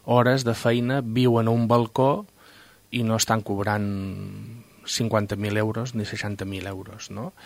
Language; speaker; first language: Catalan; native; Catalan